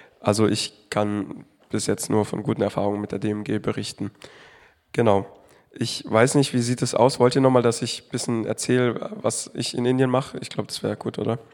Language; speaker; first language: German; native; German